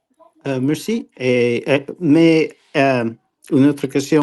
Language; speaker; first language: French; non-native, learner; English